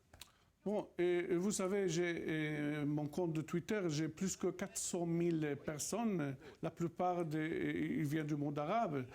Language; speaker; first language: French; non-native, fluent; Arabic